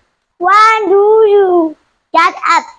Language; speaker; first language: English; non-native, learner; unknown